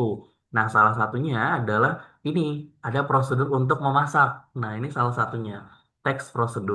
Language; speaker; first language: Indonesian; native; Indonesian